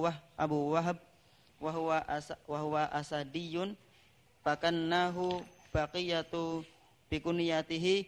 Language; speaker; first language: Arabic; non-native, learner; Indonesian